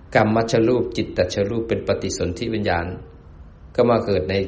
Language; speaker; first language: Thai; native; Thai